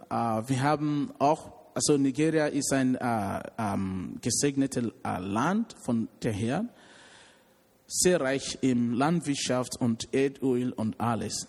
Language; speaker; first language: German; non-native, learner; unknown